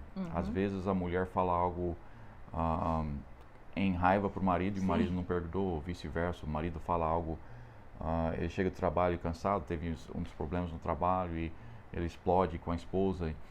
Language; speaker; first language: Portuguese; non-native, fluent; English